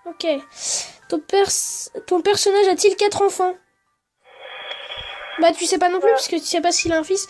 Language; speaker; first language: French; native; French